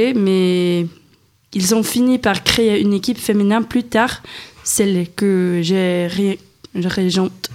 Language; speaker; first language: French; non-native, fluent; Swedish